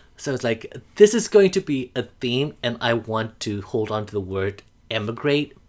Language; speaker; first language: English; non-native, fluent; Burmese